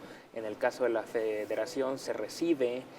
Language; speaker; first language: Spanish; native; Spanish